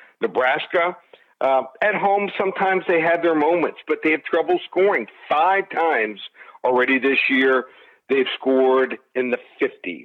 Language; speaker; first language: English; native; English